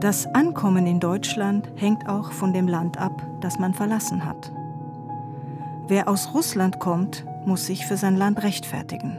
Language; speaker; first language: German; native; German